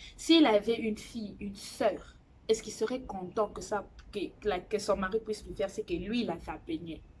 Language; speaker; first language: French; non-native, local second language; Lingala